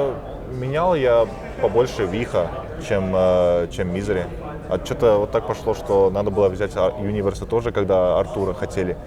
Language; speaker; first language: Russian; early bilingual, heritage; Russian